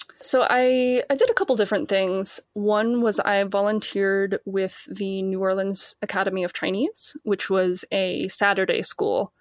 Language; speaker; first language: English; native; English